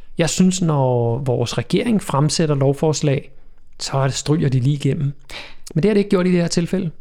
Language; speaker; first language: Danish; native; Danish